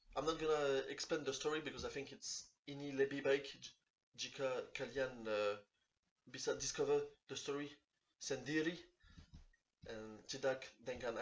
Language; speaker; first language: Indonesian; non-native, learner; French